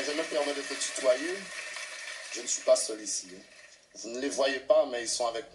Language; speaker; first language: French; native; French